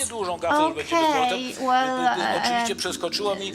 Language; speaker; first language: Polish; native; Polish